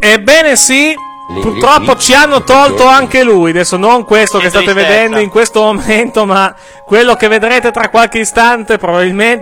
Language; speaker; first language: Italian; native; Italian